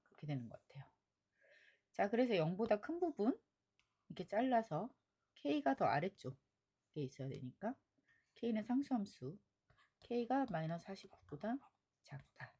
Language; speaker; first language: Korean; native; Korean